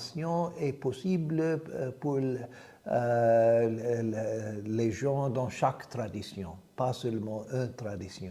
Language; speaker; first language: French; non-native, fluent; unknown